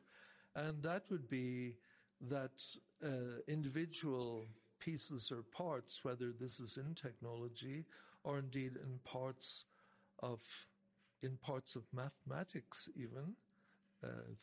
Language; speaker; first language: English; native; English